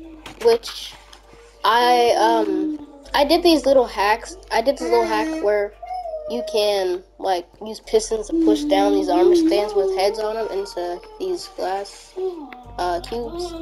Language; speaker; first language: English; native; English